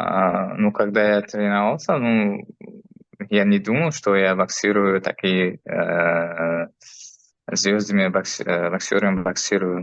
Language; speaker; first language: Russian; non-native, fluent; Uzbek